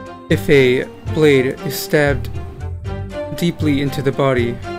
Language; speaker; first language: English; native; English